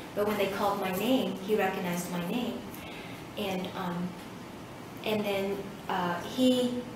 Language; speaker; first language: English; early bilingual, other home language; Vietnamese